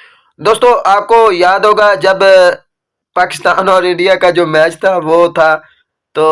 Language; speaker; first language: Urdu; native; Urdu